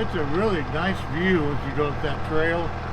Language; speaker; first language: English; native; English